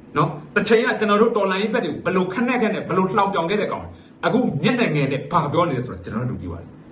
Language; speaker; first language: Burmese; native; Burmese